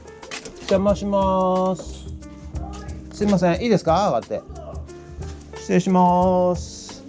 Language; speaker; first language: Japanese; native; Japanese